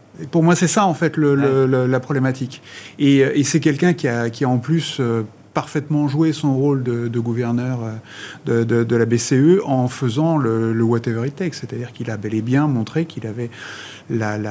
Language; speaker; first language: French; native; French